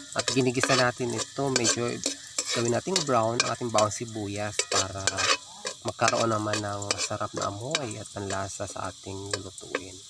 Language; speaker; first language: Filipino; non-native, local second language; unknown